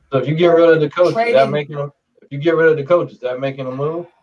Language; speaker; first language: English; native; English